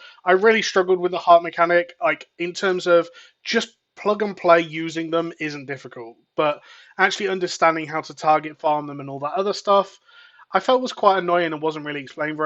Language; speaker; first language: English; native; English